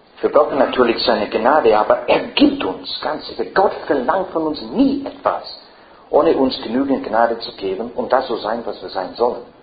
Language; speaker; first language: German; non-native, fluent; English